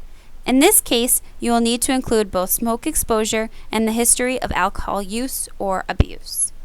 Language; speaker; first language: English; native; English